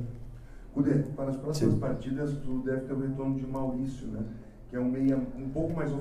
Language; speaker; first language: Portuguese; native; Portuguese